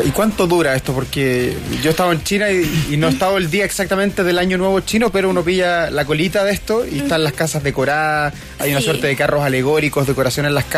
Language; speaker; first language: Spanish; native; Spanish